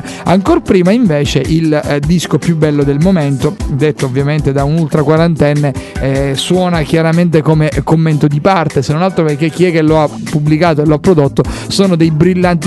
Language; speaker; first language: Italian; native; Italian